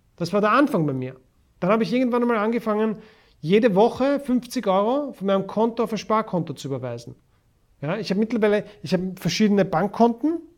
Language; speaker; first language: German; native; German